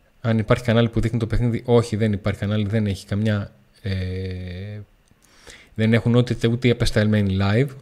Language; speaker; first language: Greek; native; Greek